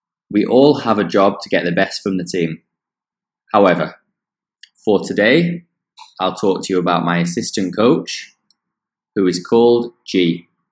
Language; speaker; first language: English; native; English